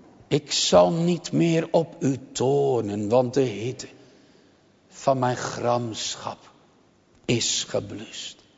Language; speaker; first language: Dutch; native; Dutch